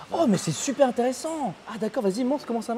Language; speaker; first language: French; native; French